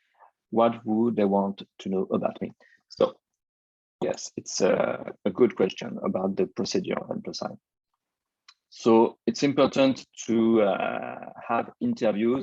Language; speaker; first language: English; non-native, fluent; French